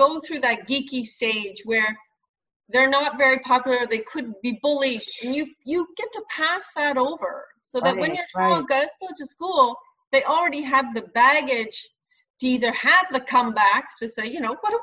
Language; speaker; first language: English; native; English